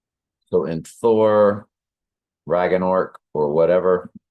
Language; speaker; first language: English; native; English